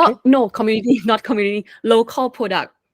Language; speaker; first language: English; non-native, fluent; Thai